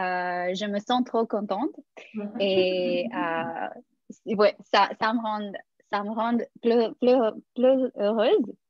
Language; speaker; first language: French; non-native, fluent; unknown